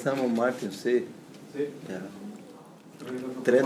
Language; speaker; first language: Slovenian; non-native, learner; Portuguese